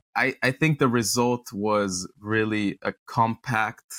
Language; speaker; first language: English; non-native, fluent; Romanian